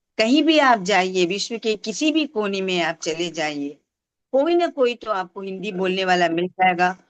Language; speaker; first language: Hindi; non-native, local second language; Tamil